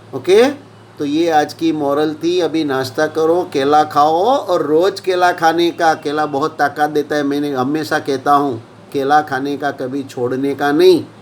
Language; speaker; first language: Hindi; non-native, local second language; Gujarati